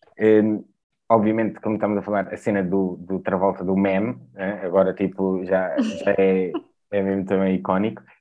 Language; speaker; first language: Portuguese; native; Portuguese